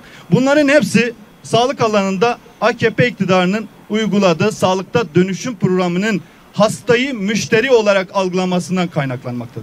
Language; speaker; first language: Turkish; native; Turkish